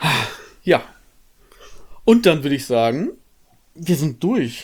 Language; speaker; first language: German; native; German